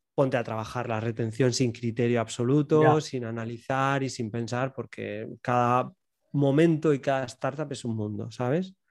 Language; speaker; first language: Spanish; native; Spanish